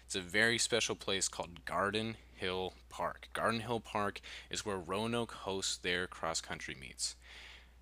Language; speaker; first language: English; native; English